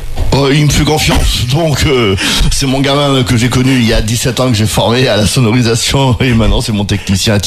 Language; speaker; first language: French; native; French